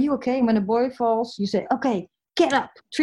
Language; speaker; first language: English; non-native, fluent; Dutch